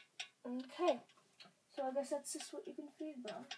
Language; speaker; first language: English; native; English